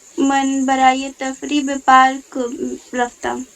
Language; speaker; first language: Persian; non-native, learner; Urdu